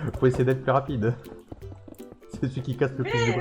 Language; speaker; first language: French; native; French